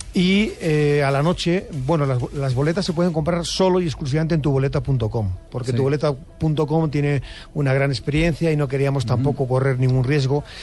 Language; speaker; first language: Spanish; native; Spanish